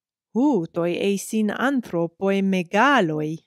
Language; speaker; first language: Greek; non-native, fluent; English